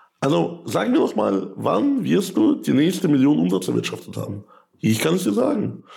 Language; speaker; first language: German; early bilingual, other home language; Russian